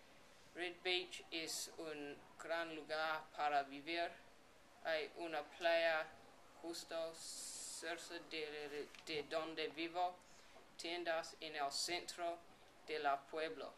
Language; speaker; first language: Spanish; non-native, learner; English